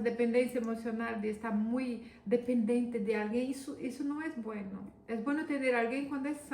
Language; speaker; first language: Spanish; non-native, fluent; Portuguese